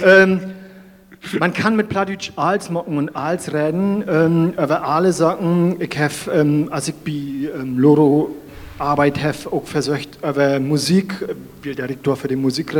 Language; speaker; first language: German; native; German